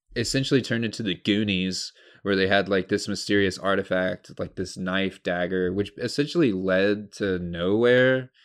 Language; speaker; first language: English; native; English